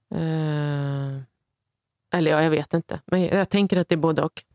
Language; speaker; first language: Swedish; native; Swedish